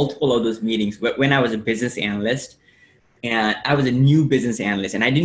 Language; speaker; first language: English; non-native, local second language; Nepali